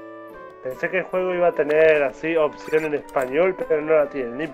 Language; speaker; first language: Spanish; native; Spanish